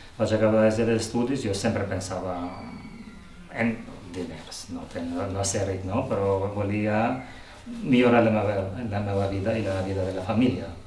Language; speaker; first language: Catalan; non-native, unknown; Albanian